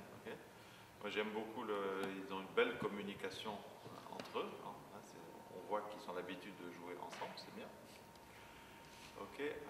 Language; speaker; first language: French; native; French